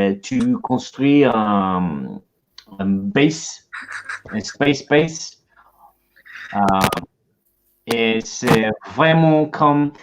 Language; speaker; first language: French; non-native, learner; English